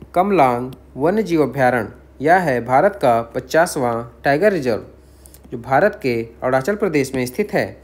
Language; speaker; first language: Hindi; native; Hindi